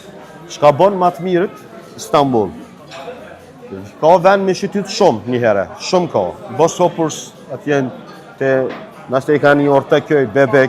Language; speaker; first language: Albanian; early bilingual, heritage; Turkish